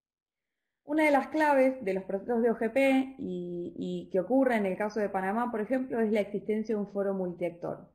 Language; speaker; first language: Spanish; native; Spanish